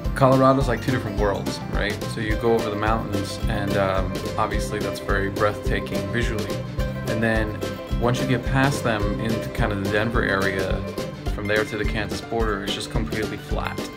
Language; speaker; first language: English; native; English